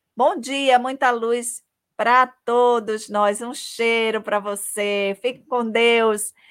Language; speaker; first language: Portuguese; native; Portuguese